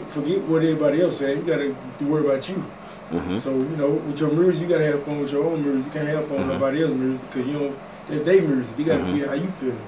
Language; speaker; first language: English; native; English